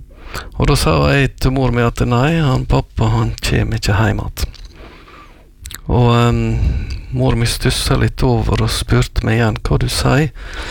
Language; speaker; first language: Norwegian; native; Norwegian